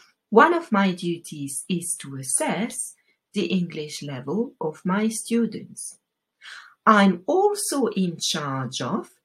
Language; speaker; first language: English; non-native, fluent; French